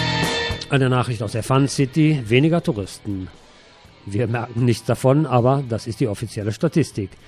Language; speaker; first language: German; native; German